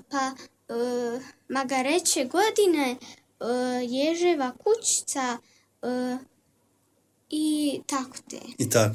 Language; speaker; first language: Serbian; early bilingual, heritage; Serbian